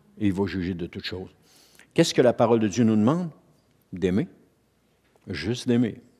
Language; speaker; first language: French; native; French